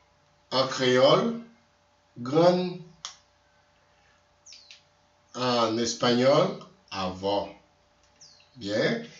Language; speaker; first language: French; non-native, local second language; Haitian Creole